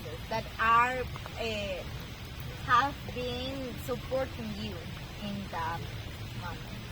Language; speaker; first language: English; non-native, learner; Spanish